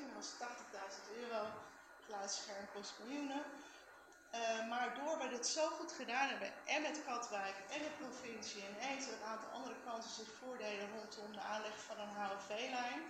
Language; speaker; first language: Dutch; native; Dutch